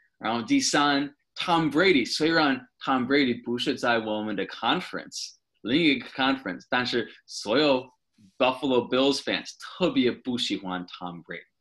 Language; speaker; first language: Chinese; non-native, fluent; English